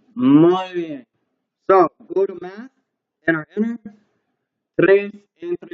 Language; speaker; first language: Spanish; non-native, learner; English